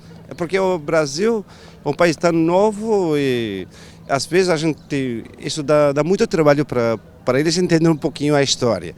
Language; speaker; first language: Portuguese; non-native, fluent; Turkish